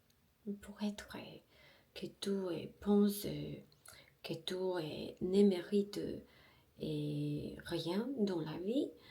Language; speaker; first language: French; non-native, learner; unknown